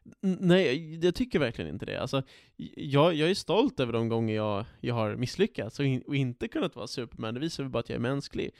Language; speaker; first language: Swedish; native; Swedish